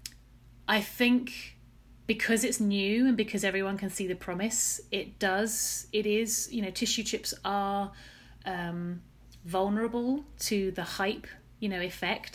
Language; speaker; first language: English; native; English